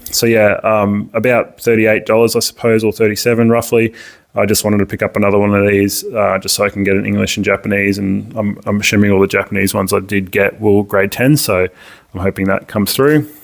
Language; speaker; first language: English; native; English